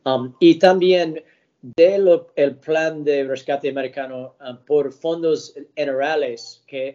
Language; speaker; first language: Spanish; early bilingual, heritage; English